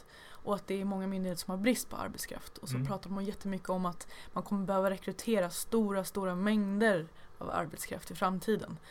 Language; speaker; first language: Swedish; native; Swedish